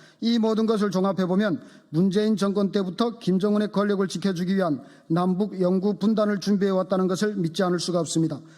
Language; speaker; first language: Korean; native; Korean